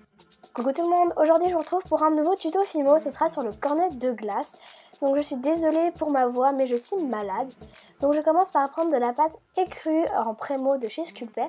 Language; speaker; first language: French; native; French